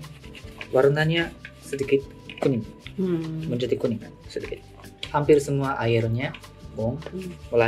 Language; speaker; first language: Indonesian; non-native, learner; Japanese